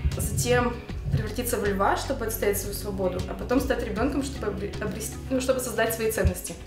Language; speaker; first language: Russian; native; Russian